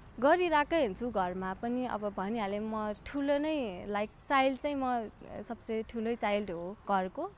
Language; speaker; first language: Nepali; native; Nepali